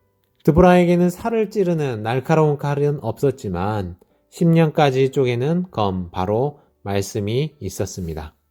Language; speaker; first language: Korean; native; Korean